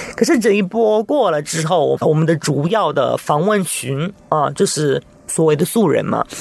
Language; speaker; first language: Chinese; non-native, fluent; Italian